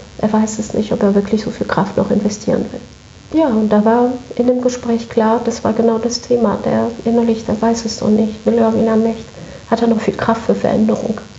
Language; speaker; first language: German; non-native, fluent; French